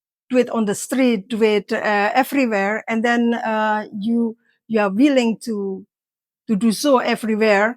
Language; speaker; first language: English; non-native, learner; Indonesian